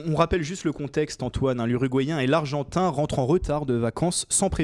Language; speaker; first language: French; native; French